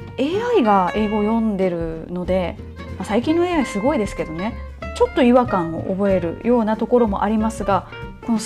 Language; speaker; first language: Japanese; native; Japanese